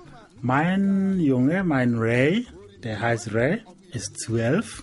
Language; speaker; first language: German; non-native, learner; Igbo